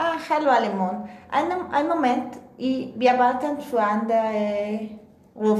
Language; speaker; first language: German; non-native, learner; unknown